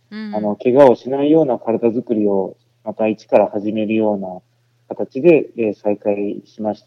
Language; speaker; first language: Japanese; native; Japanese